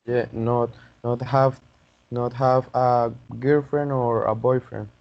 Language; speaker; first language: English; non-native, learner; Spanish